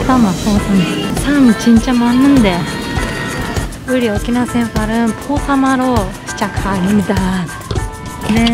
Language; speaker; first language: Korean; non-native, learner; Japanese